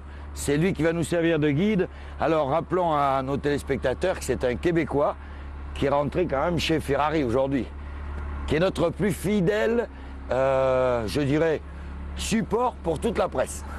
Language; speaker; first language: French; native; French